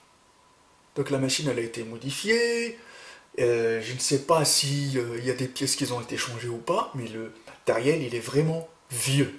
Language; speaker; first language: French; native; French